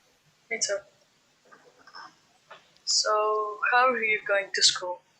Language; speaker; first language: English; non-native, fluent; Greek